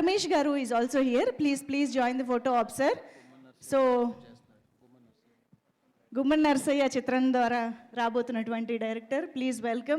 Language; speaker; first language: Telugu; native; Telugu